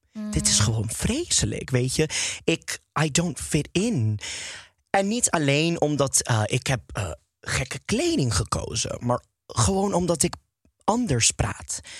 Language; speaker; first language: Dutch; non-native, fluent; English